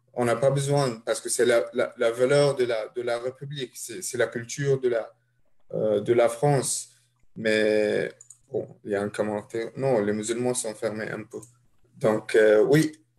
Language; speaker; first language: French; non-native, fluent; Arabic